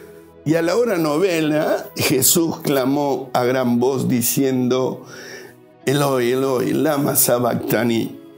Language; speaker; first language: Spanish; native; Spanish